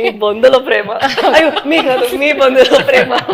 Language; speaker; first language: Telugu; non-native, fluent; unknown